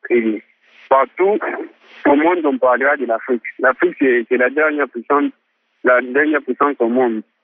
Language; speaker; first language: French; non-native, local second language; Swahili